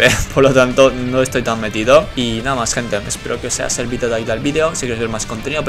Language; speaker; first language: Spanish; native; Spanish